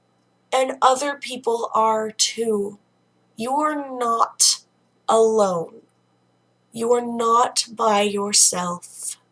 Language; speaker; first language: English; native; English